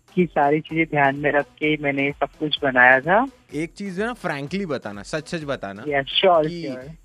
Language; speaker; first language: Hindi; non-native, local second language; Gujarati